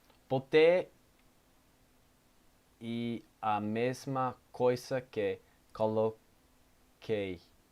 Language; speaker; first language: Portuguese; non-native, learner; English